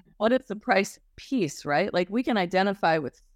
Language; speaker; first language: English; native; English